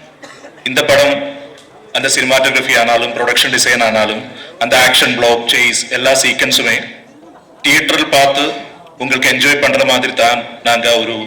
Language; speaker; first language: Tamil; non-native, learner; Malayalam